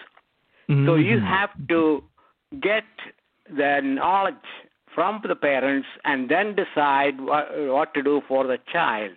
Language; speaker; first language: English; non-native, local second language; Malayalam